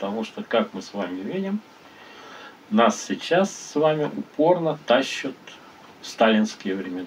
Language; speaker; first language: Russian; native; Russian